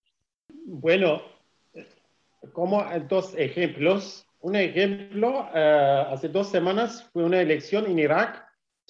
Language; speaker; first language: Spanish; non-native, learner; Kurdish